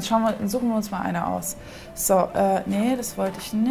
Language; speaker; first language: German; native; German